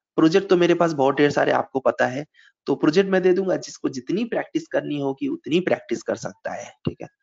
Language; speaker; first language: Hindi; native; Hindi